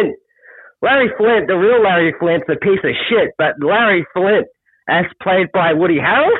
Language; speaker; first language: English; native; English